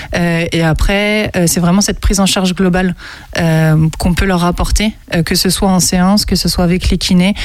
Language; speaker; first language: French; native; French